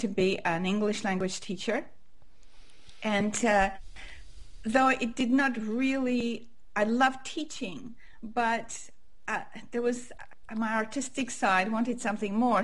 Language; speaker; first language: English; non-native, fluent; Armenian